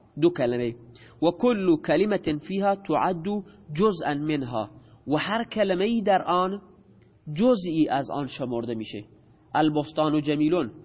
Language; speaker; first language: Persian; non-native, local second language; Baluchi